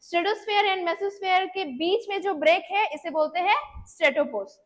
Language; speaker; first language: Hindi; non-native, local second language; Bangla